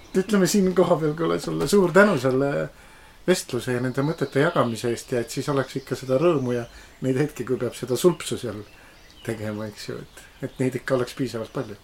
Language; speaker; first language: Estonian; native; Estonian